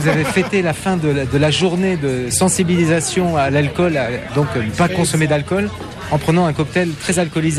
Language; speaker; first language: French; native; French